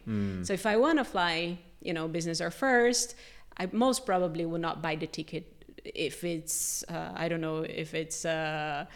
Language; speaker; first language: English; non-native, fluent; Portuguese